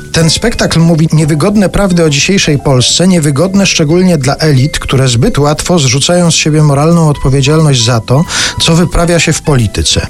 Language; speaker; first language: Polish; native; Polish